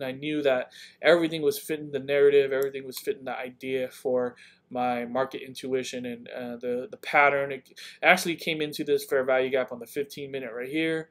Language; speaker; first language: English; native; English